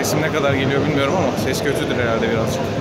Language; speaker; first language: Turkish; native; Turkish